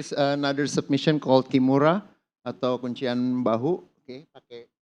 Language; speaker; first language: Indonesian; native; Indonesian